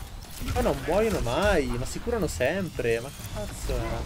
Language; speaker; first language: Italian; native; Italian